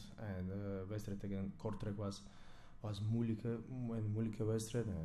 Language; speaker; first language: Dutch; non-native, fluent; Croatian